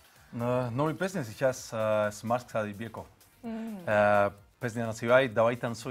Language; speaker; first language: Russian; non-native, learner; Spanish